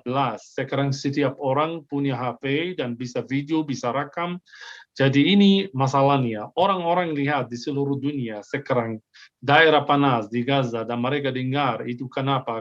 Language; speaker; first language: Indonesian; non-native, fluent; Arabic